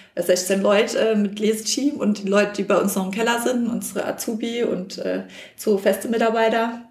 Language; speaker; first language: German; native; German